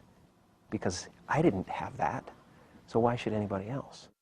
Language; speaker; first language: English; native; English